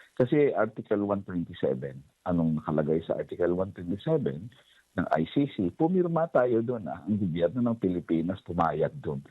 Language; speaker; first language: Filipino; native; Filipino